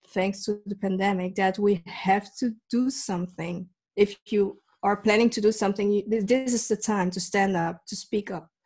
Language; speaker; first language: English; early bilingual, other home language; Dutch